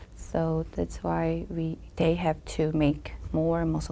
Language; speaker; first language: English; non-native, learner; Korean